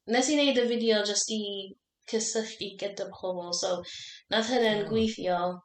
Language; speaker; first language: Welsh; non-native, learner; English